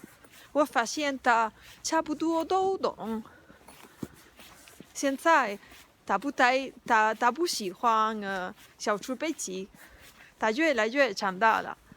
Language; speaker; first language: Chinese; non-native, learner; Spanish